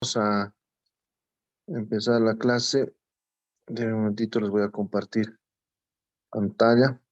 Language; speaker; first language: Spanish; native; Spanish